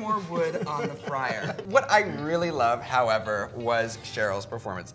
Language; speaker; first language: English; native; English